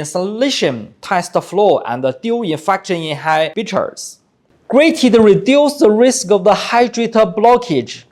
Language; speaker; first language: English; non-native, fluent; Chinese